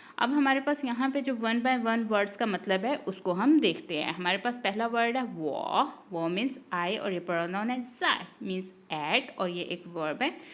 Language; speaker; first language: Urdu; native; Urdu